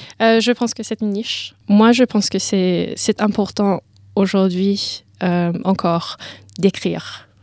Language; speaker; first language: French; non-native, learner; English